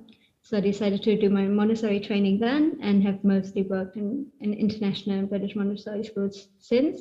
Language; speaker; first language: English; non-native, fluent; German